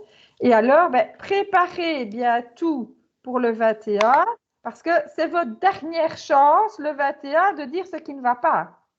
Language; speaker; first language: French; native; French